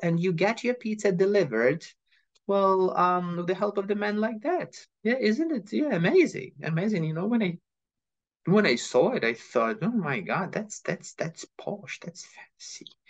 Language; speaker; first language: English; non-native, fluent; Ukrainian